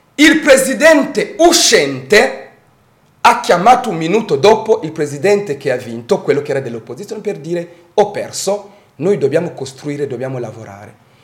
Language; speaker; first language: Italian; non-native, fluent; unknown